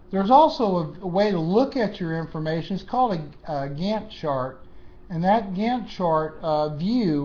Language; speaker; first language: English; native; English